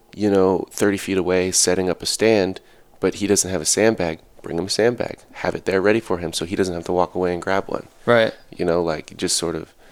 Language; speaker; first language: English; native; English